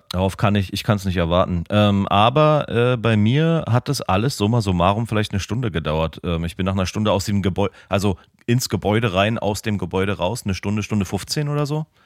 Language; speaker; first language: German; native; German